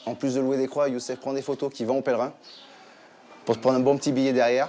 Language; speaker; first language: French; native; French